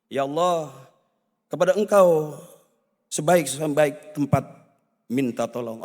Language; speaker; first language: Malay; native; Malay